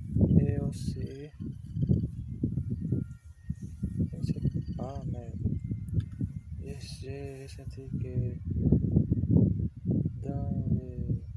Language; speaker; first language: French; non-native, learner; Portuguese